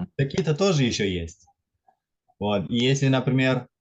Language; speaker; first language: Russian; non-native, fluent; German